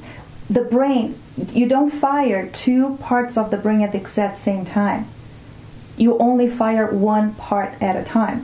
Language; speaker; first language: English; non-native, fluent; Portuguese